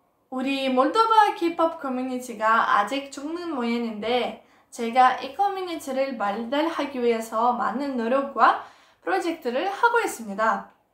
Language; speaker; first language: Korean; non-native, fluent; Russian